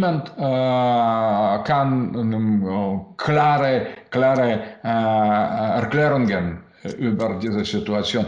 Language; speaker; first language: German; non-native, learner; Russian